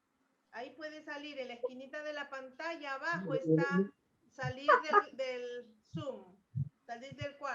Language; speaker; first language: Spanish; native; Spanish